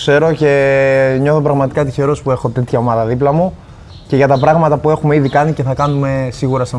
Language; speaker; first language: Greek; native; Greek